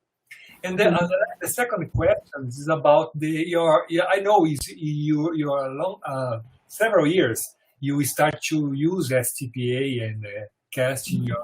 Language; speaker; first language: English; non-native, fluent; Portuguese